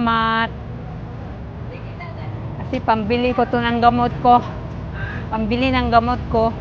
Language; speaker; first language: Filipino; non-native, local second language; Waray